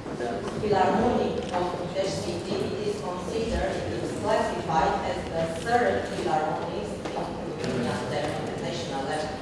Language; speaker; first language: English; non-native, fluent; Chinese